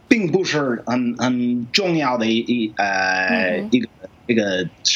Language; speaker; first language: Chinese; non-native, fluent; English